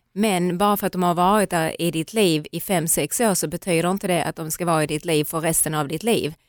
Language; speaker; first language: Swedish; native; Swedish